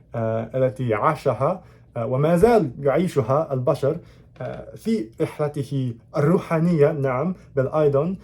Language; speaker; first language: Arabic; non-native, fluent; English